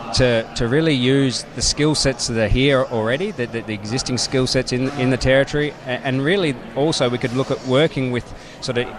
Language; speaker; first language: English; native; English